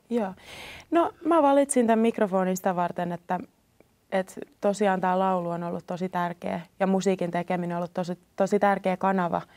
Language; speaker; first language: Finnish; native; Finnish